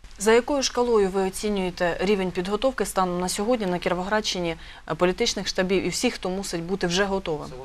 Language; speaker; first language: Ukrainian; native; Ukrainian